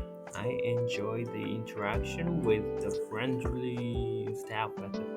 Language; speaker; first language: English; non-native, learner; Japanese